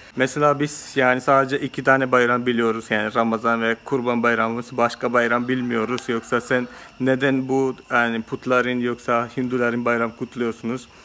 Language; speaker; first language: Turkish; non-native, fluent; Malayalam